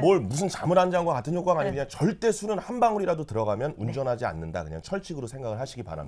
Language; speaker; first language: Korean; native; Korean